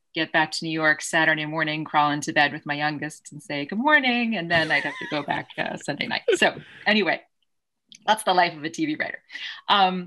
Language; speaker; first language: English; native; English